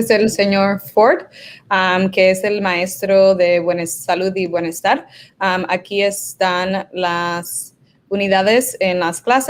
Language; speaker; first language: Spanish; early bilingual, other home language; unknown